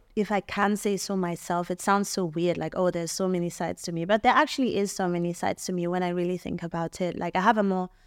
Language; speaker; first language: English; non-native, local second language; German